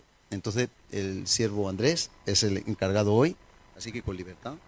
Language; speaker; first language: Spanish; native; Spanish